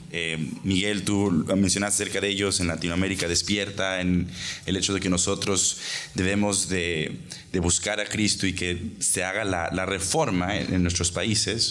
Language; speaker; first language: Spanish; native; Spanish